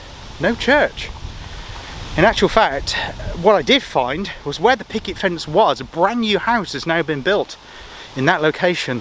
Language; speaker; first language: English; native; English